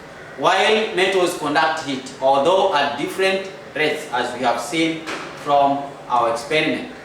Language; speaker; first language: English; non-native, local second language; Swahili